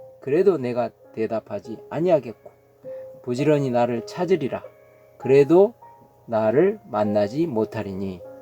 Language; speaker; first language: Korean; native; Korean